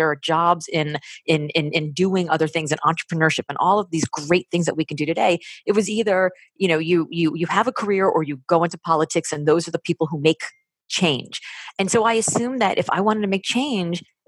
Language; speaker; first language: English; native; English